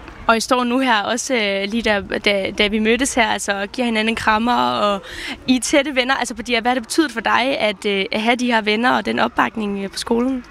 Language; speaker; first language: Danish; native; Danish